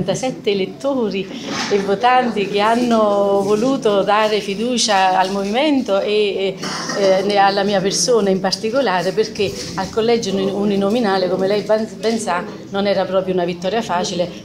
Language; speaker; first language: Italian; native; Italian